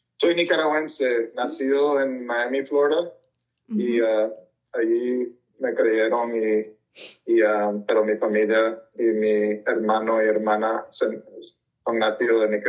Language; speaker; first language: Spanish; early bilingual, heritage; Spanish